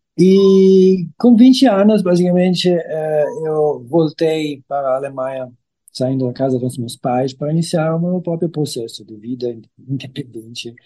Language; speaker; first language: Portuguese; non-native, fluent; German